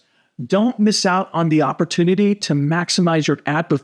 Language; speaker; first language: English; native; English